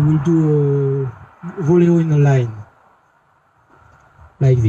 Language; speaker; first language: English; non-native, learner; French